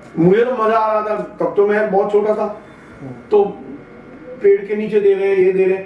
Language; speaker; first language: Hindi; non-native, local second language; Bangla